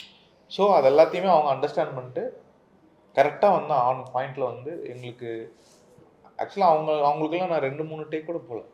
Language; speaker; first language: Tamil; native; Tamil